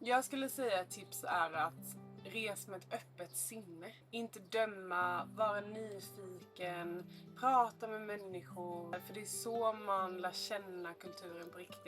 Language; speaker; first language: Swedish; native; Swedish